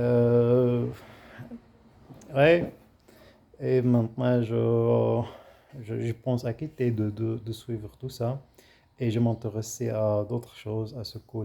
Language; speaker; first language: French; non-native, fluent; Arabic